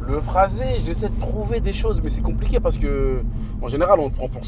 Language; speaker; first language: French; native; French